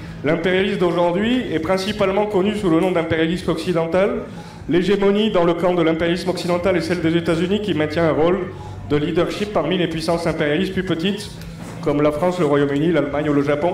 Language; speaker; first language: French; native; French